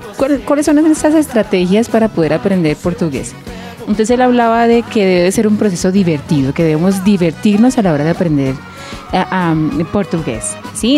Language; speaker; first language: Spanish; native; Spanish